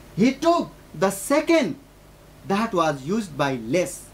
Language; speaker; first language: English; non-native, local second language; Nepali